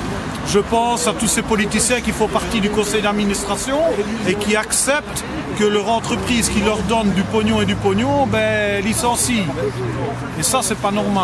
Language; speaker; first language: French; native; French